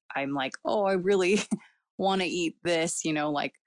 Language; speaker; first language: English; early bilingual, other home language; Cantonese